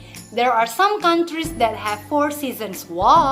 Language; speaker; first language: English; non-native, fluent; Indonesian